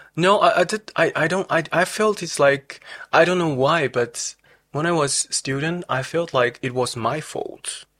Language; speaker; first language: English; non-native, fluent; Chinese